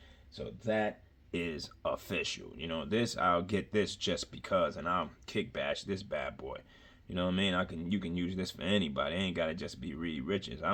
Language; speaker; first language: English; native; English